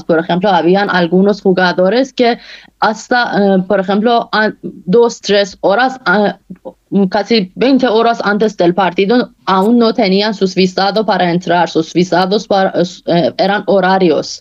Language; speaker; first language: Spanish; non-native, fluent; Persian